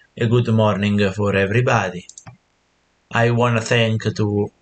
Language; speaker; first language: English; non-native, learner; Italian